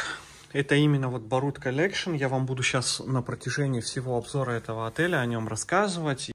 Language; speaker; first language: Russian; native; Russian